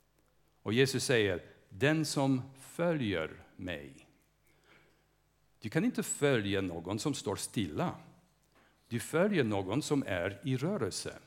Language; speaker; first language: Swedish; non-native, fluent; English